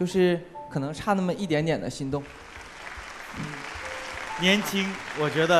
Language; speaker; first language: Chinese; native; Chinese